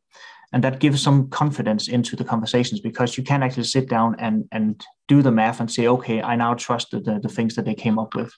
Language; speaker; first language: English; non-native, fluent; Danish